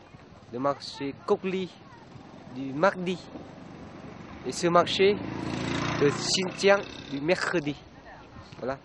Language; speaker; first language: French; non-native, fluent; Vietnamese